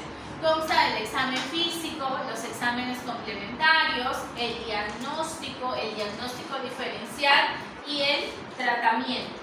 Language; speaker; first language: Spanish; native; Spanish